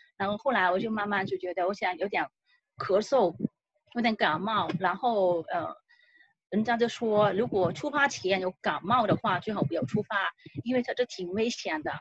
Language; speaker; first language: Chinese; non-native, local second language; Cantonese